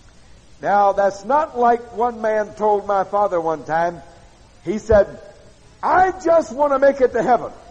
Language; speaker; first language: English; native; English